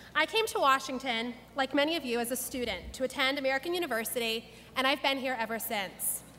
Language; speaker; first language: English; native; English